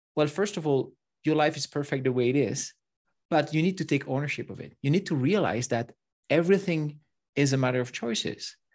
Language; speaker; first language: English; non-native, fluent; French